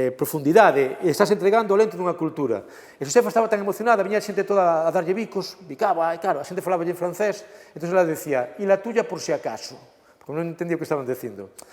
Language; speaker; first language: Galician; native; Galician